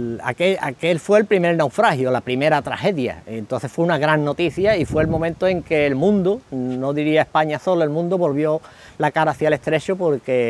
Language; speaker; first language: Spanish; native; Spanish